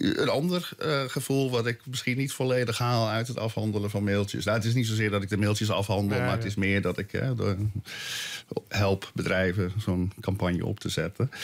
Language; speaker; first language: Dutch; native; Dutch